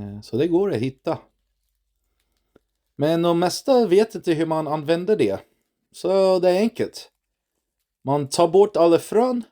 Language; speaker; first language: Swedish; non-native, learner; English